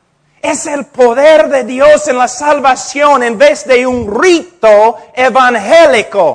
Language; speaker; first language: Spanish; non-native, fluent; English